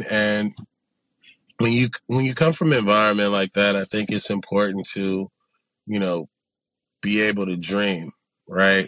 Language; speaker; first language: English; native; English